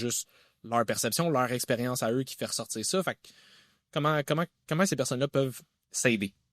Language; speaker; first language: French; native; French